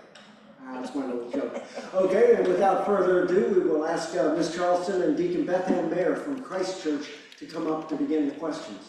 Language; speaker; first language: English; native; English